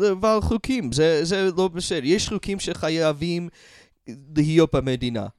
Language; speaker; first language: Hebrew; non-native, fluent; English